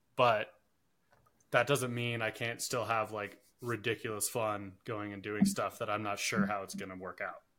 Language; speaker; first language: English; native; English